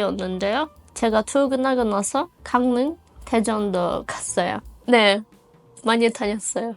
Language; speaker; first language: Korean; non-native, fluent; Azerbaijani